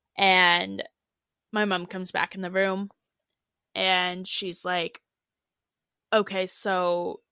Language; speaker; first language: English; native; English